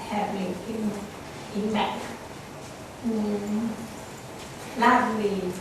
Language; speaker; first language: English; non-native, learner; Thai